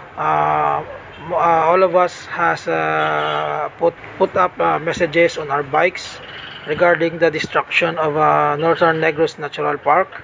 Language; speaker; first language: English; non-native, local second language; Hiligaynon